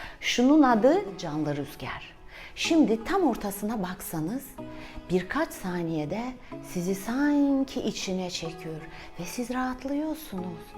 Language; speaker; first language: Turkish; non-native, fluent; Russian